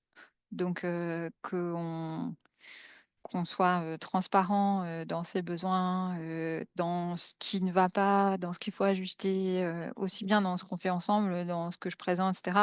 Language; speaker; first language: French; native; French